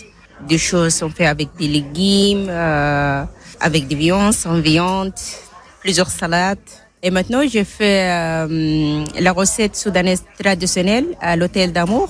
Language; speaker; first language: French; non-native, learner; Arabic